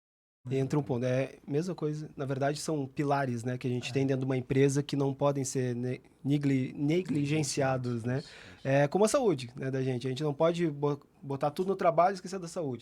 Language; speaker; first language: Portuguese; native; Portuguese